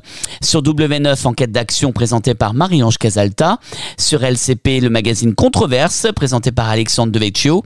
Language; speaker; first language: French; native; French